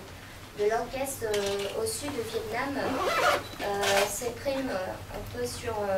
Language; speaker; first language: French; non-native, fluent; Vietnamese